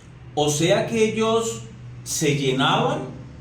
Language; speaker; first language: Spanish; native; Spanish